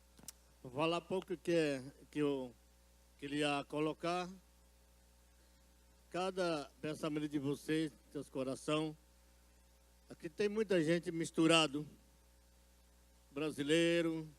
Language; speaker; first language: Portuguese; non-native, local second language; Yanomámi